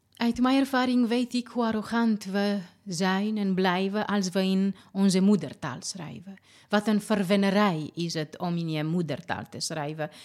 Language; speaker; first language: Dutch; non-native, fluent; Romanian